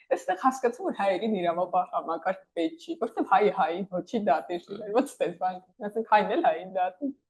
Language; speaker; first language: Armenian; native; Armenian